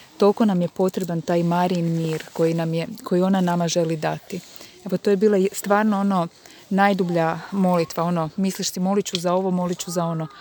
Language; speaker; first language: Croatian; native; Croatian